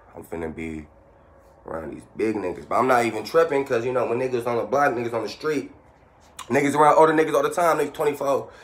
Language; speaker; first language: English; native; English